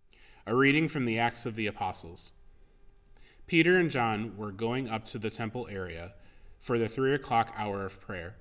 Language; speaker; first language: English; native; English